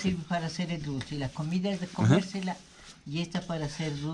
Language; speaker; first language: Spanish; native; Spanish